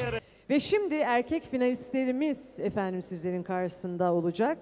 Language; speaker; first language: Turkish; native; Turkish